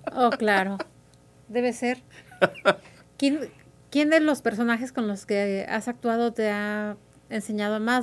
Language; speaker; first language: Spanish; native; Spanish